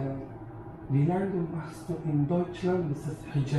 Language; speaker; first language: German; non-native, learner; Uzbek